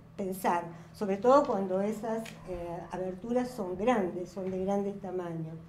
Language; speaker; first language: Spanish; native; Spanish